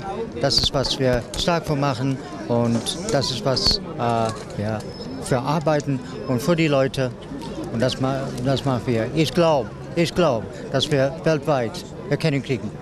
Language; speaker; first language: German; non-native, learner; Dutch